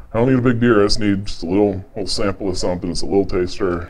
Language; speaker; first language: English; native; English